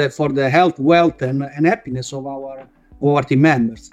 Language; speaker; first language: English; non-native, fluent; Italian